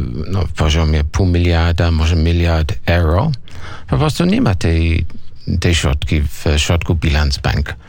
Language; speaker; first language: Polish; non-native, learner; English